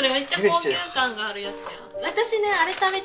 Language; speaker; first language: Japanese; native; Japanese